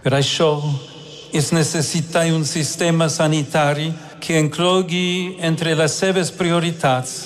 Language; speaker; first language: Catalan; non-native, fluent; English